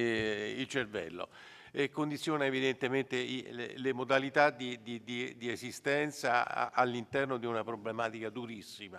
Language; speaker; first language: Italian; native; Italian